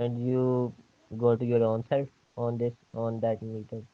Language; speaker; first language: English; non-native, learner; Urdu